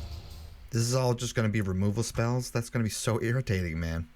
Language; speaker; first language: English; native; English